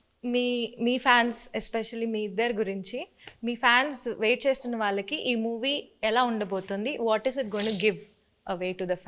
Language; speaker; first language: Telugu; native; Telugu